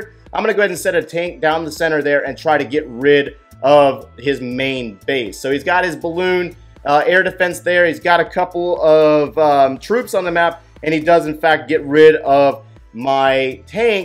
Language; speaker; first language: English; native; English